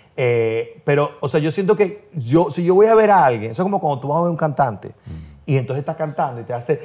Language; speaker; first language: Spanish; native; Spanish